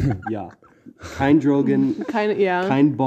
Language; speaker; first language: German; non-native, learner; English